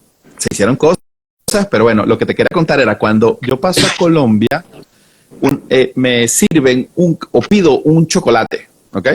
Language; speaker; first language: Spanish; native; Spanish